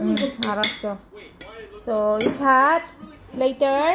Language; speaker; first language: English; non-native, local second language; Filipino